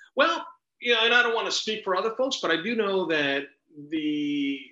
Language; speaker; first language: English; early bilingual, other home language; Spanish